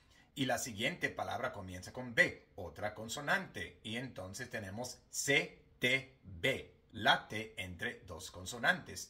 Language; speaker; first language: Spanish; non-native, fluent; English